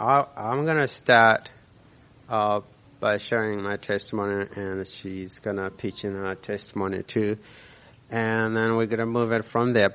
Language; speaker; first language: English; non-native, local second language; Nyanja